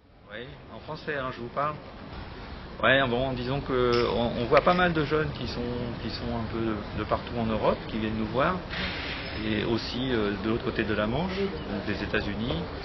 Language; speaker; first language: French; native; French